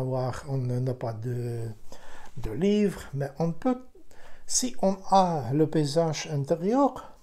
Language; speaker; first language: French; non-native, fluent; Ukrainian